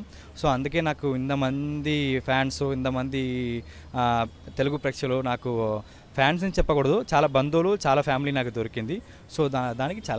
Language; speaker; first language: Telugu; early bilingual, heritage; Tamil